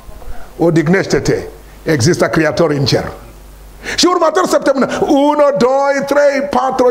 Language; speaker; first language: Romanian; non-native, learner; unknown